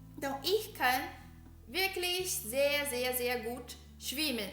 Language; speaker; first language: German; non-native, fluent; Portuguese